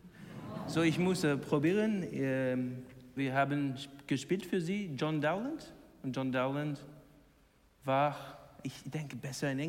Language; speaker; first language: German; non-native, learner; English